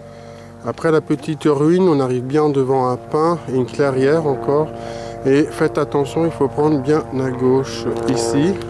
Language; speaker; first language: French; native; French